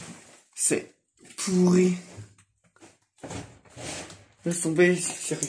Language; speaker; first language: French; native; French